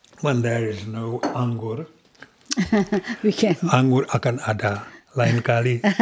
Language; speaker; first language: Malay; non-native, learner; Czech